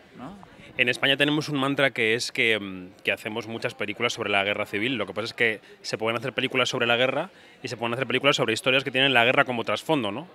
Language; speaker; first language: Spanish; native; Spanish